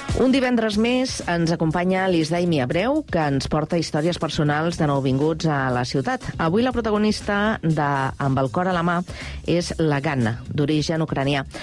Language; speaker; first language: Catalan; native; Catalan